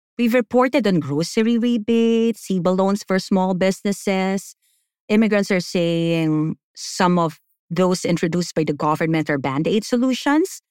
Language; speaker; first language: English; non-native, local second language; Filipino